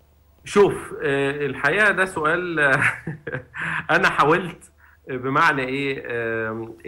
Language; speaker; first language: Arabic; native; Arabic